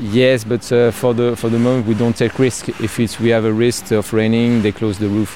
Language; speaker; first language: English; non-native, learner; French